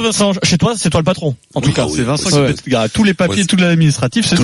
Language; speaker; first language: French; native; French